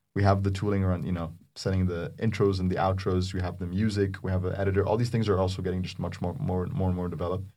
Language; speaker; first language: English; non-native, fluent; Arabic